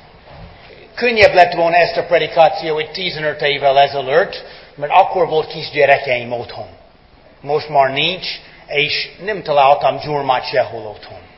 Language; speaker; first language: Hungarian; non-native, fluent; English